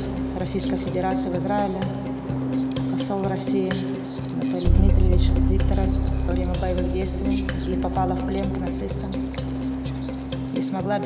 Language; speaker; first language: Russian; native; Russian